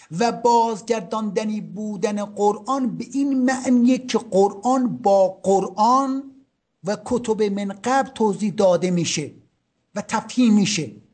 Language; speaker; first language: Persian; native; Persian